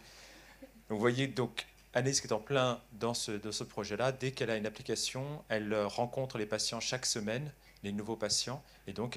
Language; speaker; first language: French; native; French